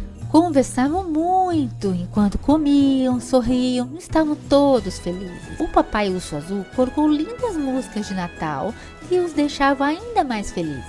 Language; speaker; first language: Portuguese; native; Portuguese